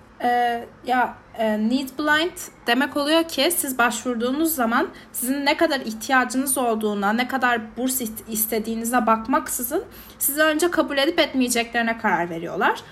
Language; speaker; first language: Turkish; native; Turkish